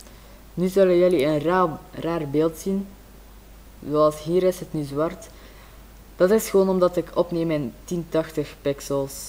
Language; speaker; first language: Dutch; native; Dutch